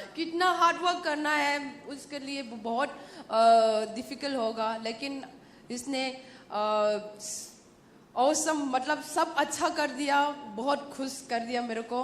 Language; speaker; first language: Hindi; non-native, local second language; Manipuri